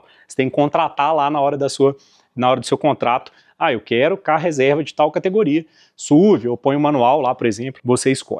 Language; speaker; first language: Portuguese; native; Portuguese